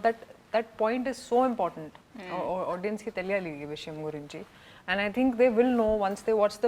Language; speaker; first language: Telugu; non-native, fluent; Hindi